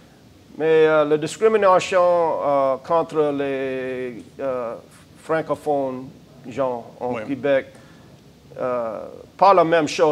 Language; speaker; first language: French; non-native, local second language; English